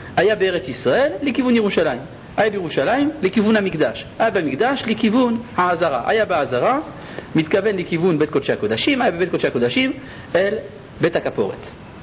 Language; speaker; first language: Hebrew; early bilingual, other home language; French